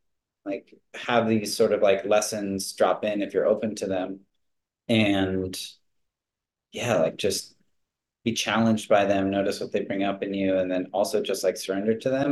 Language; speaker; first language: English; native; English